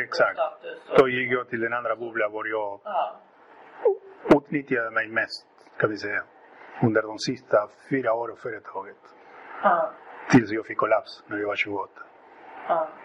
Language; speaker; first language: Swedish; non-native, fluent; Spanish